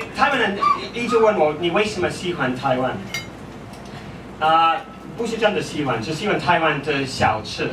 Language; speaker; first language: Chinese; non-native, fluent; English